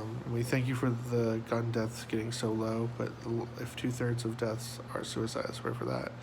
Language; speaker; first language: English; native; English